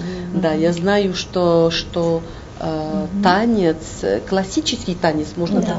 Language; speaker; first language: Russian; non-native, fluent; French